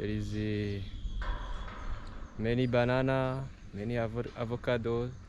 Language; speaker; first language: English; non-native, learner; Rundi